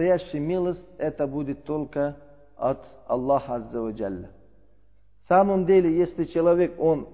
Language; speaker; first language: Russian; non-native, learner; Uzbek